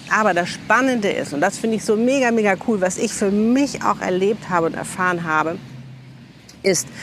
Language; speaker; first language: German; native; German